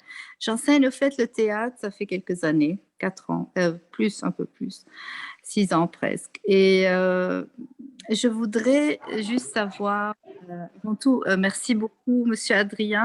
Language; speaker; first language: French; non-native, local second language; Arabic